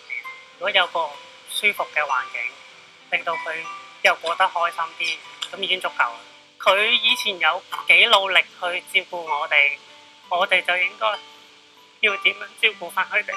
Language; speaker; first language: Cantonese; native; Cantonese